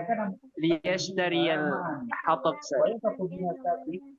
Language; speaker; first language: Arabic; non-native, learner; Indonesian